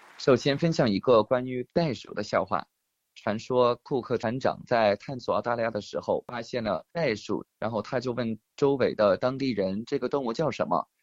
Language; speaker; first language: Chinese; early bilingual, heritage; Chinese